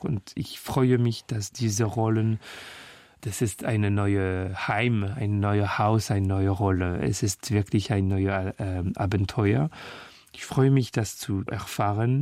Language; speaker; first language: German; non-native, fluent; French